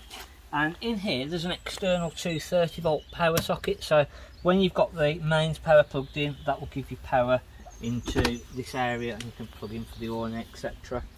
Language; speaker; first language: English; native; English